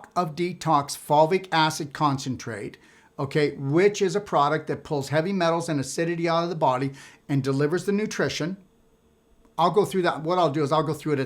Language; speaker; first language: English; native; English